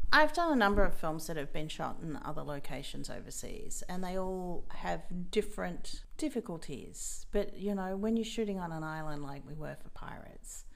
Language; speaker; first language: English; native; English